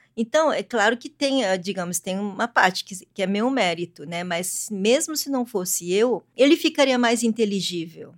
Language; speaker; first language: Portuguese; early bilingual, other home language; Korean